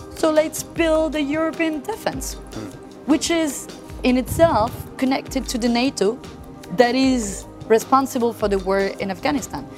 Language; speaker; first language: English; non-native, fluent; French